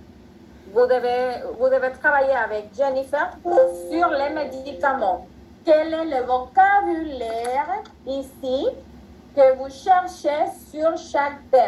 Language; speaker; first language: French; non-native, fluent; Spanish